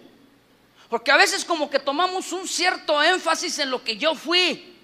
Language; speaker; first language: Spanish; native; Spanish